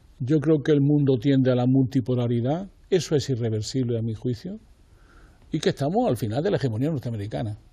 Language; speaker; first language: Spanish; native; Spanish